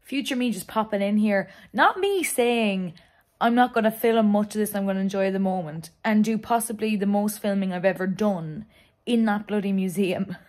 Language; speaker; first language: English; native; English